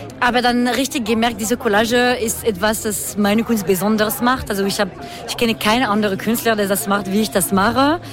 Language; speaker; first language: German; non-native, fluent; French